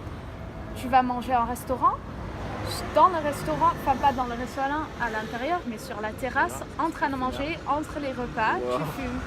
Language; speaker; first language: French; non-native, fluent; Dutch